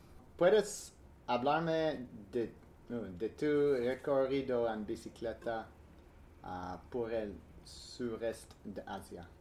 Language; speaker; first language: Spanish; non-native, learner; English